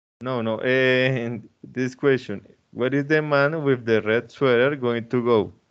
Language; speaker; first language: English; non-native, fluent; Spanish